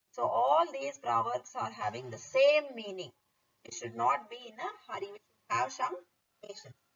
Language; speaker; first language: English; non-native, local second language; Kannada